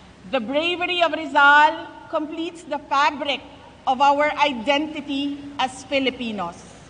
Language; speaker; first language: English; non-native, local second language; Cebuano